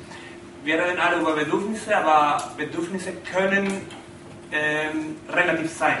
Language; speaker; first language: German; non-native, learner; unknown